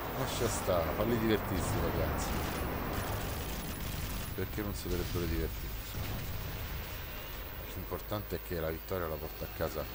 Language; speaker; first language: Italian; native; Italian